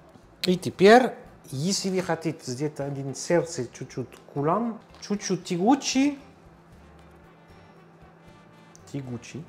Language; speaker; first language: Russian; non-native, learner; French